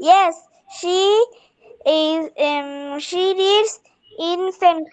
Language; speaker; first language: English; non-native, learner; Bangla